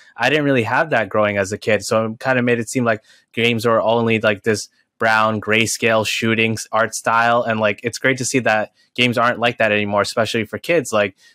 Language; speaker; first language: English; native; English